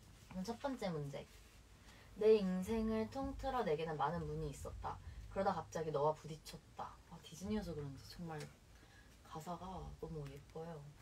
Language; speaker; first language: Korean; early bilingual, heritage; Korean